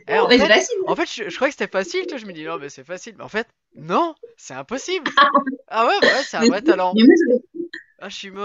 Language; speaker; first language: French; native; French